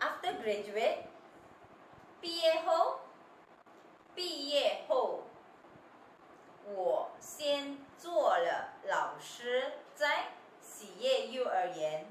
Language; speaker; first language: Chinese; non-native, fluent; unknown